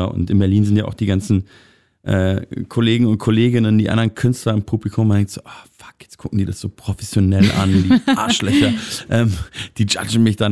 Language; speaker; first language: German; native; German